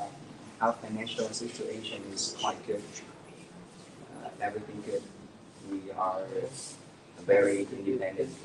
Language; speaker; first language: English; non-native, learner; Vietnamese